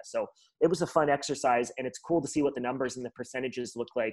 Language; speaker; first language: English; native; English